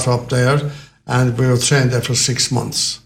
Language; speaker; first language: English; native; English